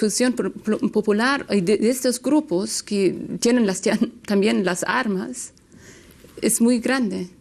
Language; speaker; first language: Spanish; non-native, learner; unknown